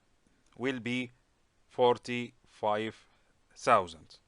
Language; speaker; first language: English; non-native, local second language; Arabic